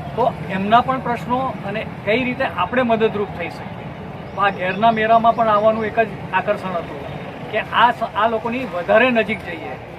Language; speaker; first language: Gujarati; native; Gujarati